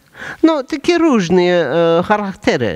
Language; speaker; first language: Polish; non-native, learner; Russian